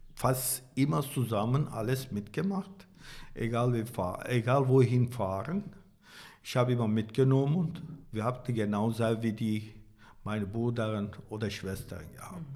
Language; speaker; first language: German; non-native, learner; Turkish